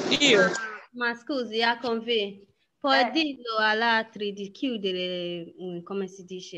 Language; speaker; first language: Italian; non-native, fluent; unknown